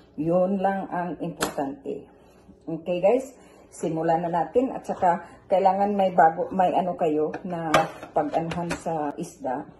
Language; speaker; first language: Filipino; non-native, local second language; Cebuano